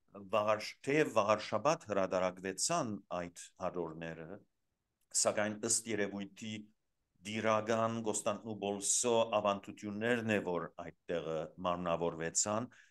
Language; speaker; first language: Armenian; early bilingual, heritage; Armenian